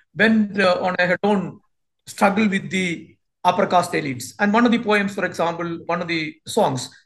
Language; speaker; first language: English; non-native, local second language; Malayalam